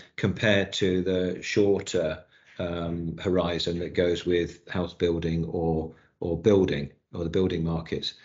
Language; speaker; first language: English; native; English